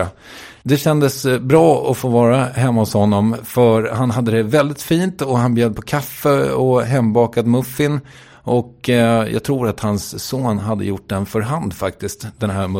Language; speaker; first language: Swedish; native; Swedish